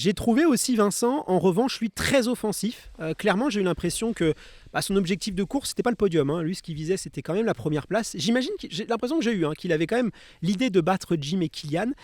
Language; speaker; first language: French; native; French